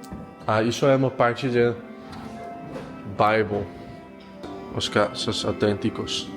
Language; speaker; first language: Portuguese; non-native, learner; Dutch